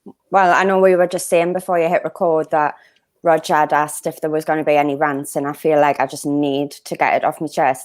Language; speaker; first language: English; native; English